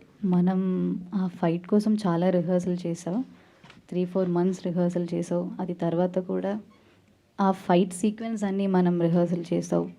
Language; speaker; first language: Telugu; non-native, learner; Malayalam